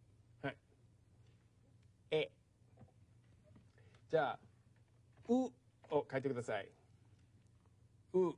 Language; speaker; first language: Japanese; non-native, fluent; English